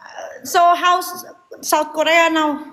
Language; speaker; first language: English; non-native, learner; Indonesian